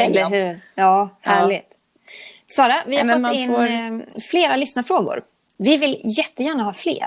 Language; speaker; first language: Swedish; native; Swedish